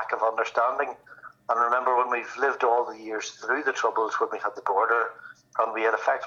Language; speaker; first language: English; native; English